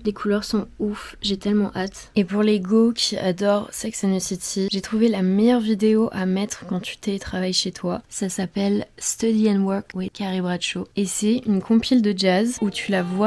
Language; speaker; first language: French; native; French